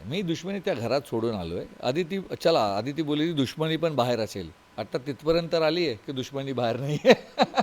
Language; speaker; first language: Marathi; non-native, local second language; Tulu